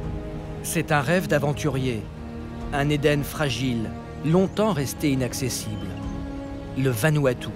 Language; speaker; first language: French; native; French